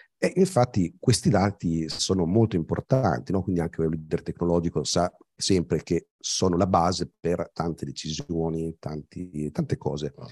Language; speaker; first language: Italian; native; Italian